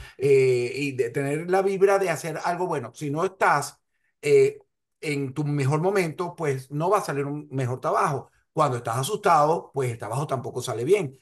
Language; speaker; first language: Spanish; native; Spanish